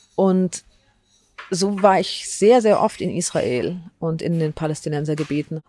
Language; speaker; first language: German; native; German